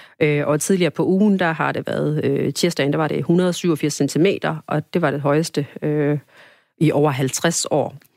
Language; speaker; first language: Danish; early bilingual, other home language; Tamil